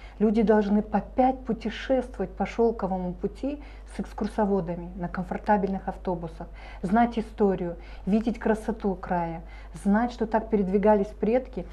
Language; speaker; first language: Russian; native; Russian